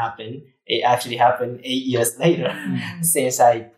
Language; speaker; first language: English; non-native, fluent; Japanese